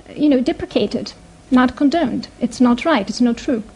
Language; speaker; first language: English; non-native, fluent; Greek